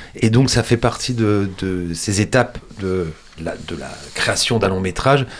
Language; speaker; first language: French; native; French